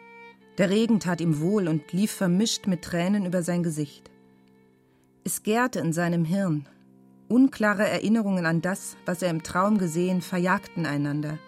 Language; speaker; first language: German; native; German